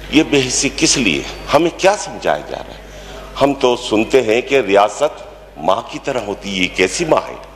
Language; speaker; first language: Urdu; native; Urdu